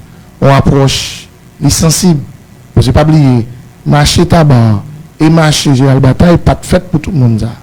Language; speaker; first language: Haitian Creole; native; Haitian Creole